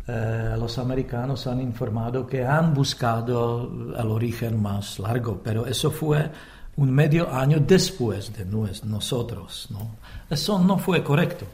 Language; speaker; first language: Spanish; non-native, fluent; Czech